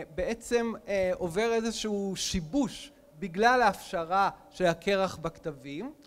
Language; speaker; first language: Hebrew; native; Hebrew